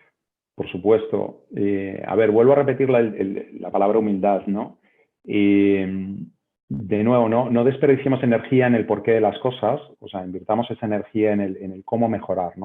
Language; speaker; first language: Spanish; native; Spanish